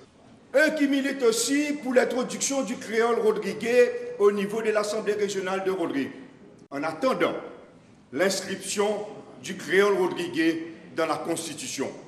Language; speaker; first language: French; non-native, local second language; Morisyen